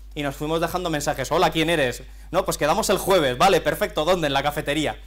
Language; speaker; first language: Spanish; native; Spanish